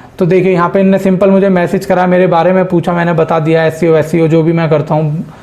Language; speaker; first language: Hindi; native; Hindi